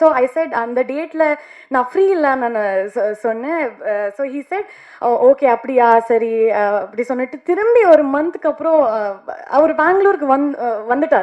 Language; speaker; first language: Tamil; non-native, learner; Kannada